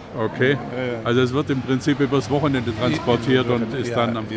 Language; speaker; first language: German; native; German